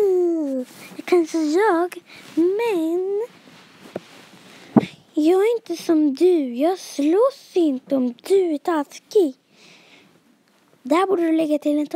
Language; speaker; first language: Swedish; native; Swedish